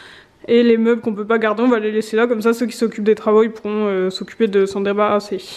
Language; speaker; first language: French; native; French